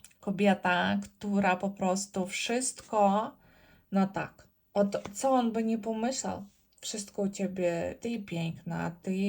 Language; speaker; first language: Polish; non-native, learner; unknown